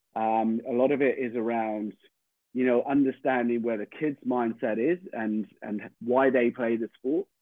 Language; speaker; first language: English; native; English